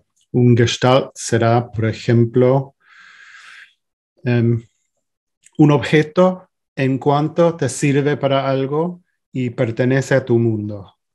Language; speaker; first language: Spanish; non-native, fluent; English